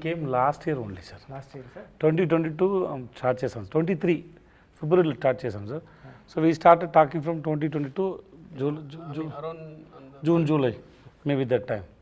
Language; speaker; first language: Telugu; non-native, learner; Tamil